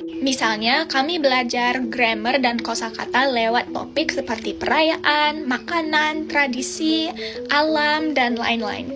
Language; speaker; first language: Indonesian; non-native, fluent; English